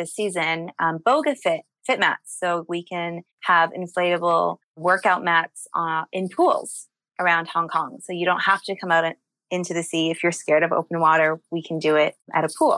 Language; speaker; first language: English; native; English